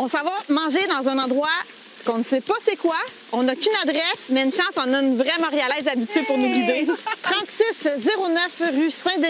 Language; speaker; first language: French; native; French